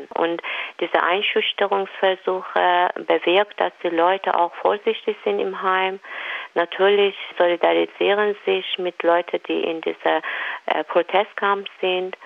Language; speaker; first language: German; non-native, fluent; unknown